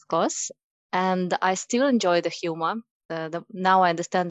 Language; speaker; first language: English; non-native, fluent; Russian